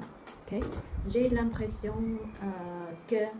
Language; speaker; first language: French; non-native, learner; Chinese